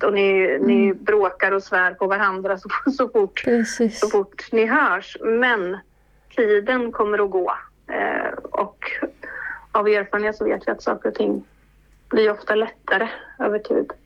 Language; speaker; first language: Swedish; native; Swedish